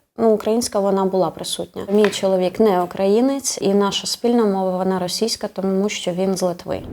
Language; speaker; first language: Ukrainian; non-native, local second language; Russian